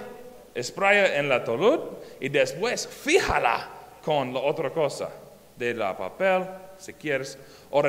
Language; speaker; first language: Spanish; non-native, learner; English